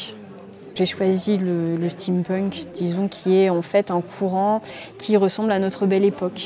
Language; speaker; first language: French; native; French